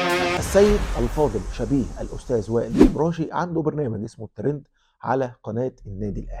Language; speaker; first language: Arabic; native; Arabic